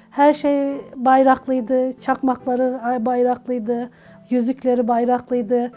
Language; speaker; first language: Turkish; native; Turkish